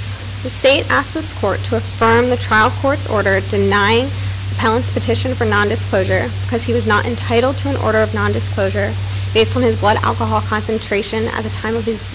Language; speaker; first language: English; native; English